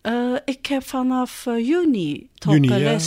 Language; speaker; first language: Dutch; non-native, learner; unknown